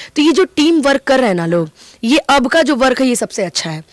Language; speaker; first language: Hindi; native; Hindi